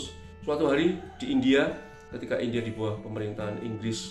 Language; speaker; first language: Indonesian; native; Indonesian